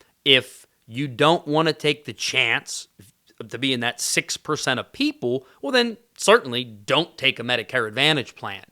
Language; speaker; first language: English; native; English